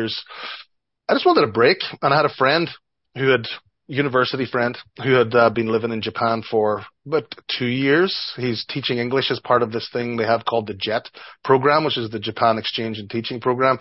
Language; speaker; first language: English; native; English